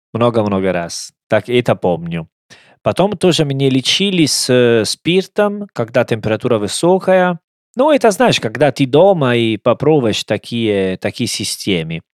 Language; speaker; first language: Russian; non-native, learner; Italian